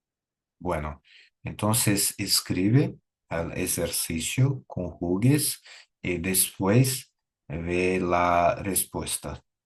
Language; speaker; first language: Spanish; non-native, learner; Portuguese